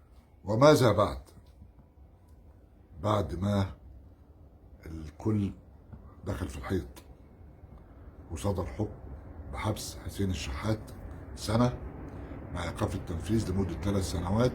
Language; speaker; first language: Arabic; native; Arabic